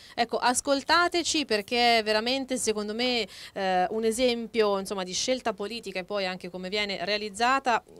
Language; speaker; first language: Italian; native; Italian